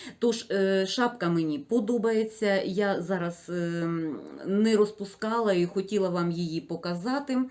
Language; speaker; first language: Ukrainian; non-native, local second language; Russian